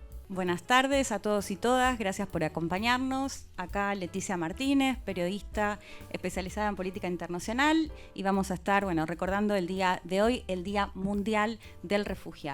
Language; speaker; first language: Spanish; native; Spanish